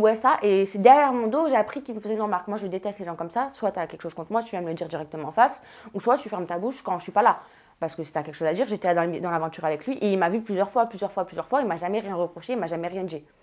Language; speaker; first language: French; native; French